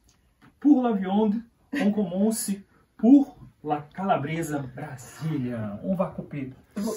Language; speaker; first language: French; non-native, learner; Portuguese